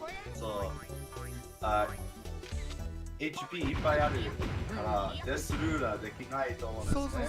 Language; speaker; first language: Japanese; non-native, learner; English